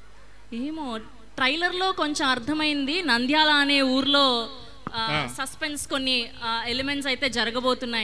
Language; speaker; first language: Telugu; native; Telugu